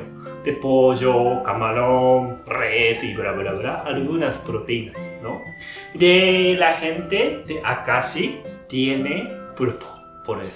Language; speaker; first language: Spanish; non-native, learner; Japanese